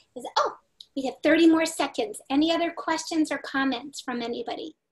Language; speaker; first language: English; native; English